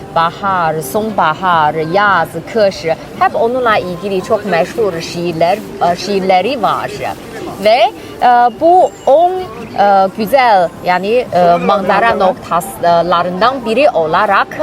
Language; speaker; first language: Turkish; non-native, fluent; Chinese